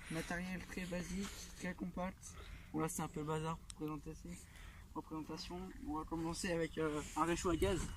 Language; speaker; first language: French; native; French